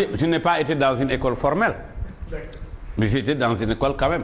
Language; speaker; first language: French; non-native, local second language; Wolof